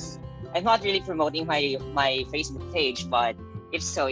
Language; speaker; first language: English; non-native, local second language; Filipino